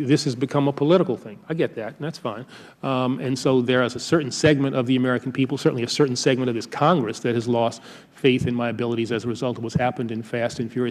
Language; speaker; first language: English; native; English